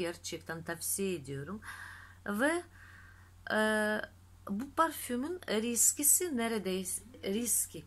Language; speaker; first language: Turkish; non-native, fluent; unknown